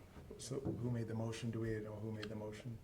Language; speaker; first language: English; native; English